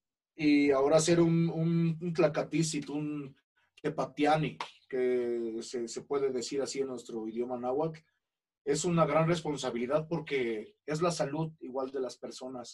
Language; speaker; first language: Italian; non-native, learner; Spanish